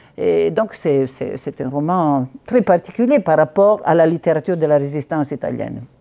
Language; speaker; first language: French; non-native, fluent; Italian